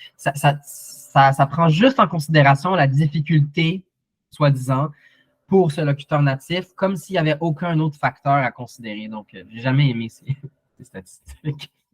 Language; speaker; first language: French; native; French